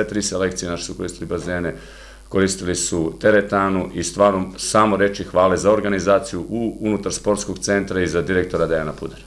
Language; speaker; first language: Croatian; native; Croatian